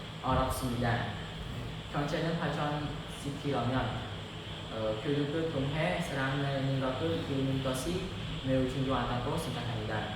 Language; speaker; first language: Korean; non-native, learner; Khmer